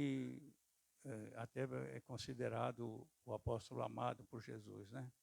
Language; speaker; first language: Portuguese; native; Portuguese